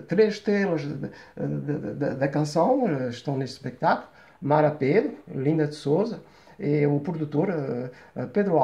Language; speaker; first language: Portuguese; early bilingual, heritage; Portuguese